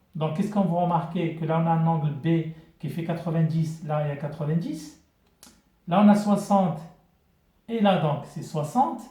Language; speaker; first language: French; non-native, local second language; Arabic